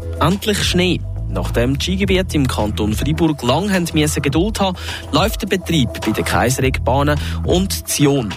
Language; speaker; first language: German; native; German